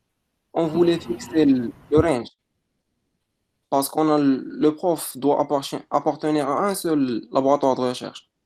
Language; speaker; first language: French; non-native, local second language; Arabic